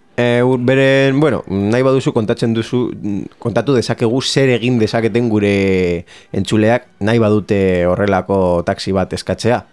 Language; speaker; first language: Basque; non-native, local second language; Spanish